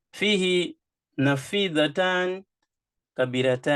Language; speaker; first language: Arabic; non-native, fluent; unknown